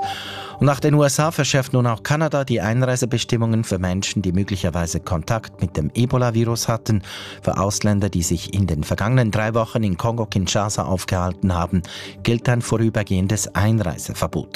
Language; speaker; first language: German; native; German